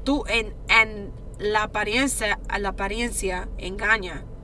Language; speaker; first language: Spanish; early bilingual, heritage; Spanish